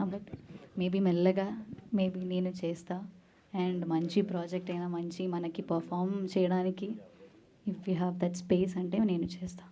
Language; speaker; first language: Telugu; non-native, learner; Malayalam